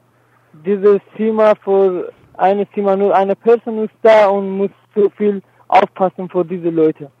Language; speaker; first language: German; non-native, learner; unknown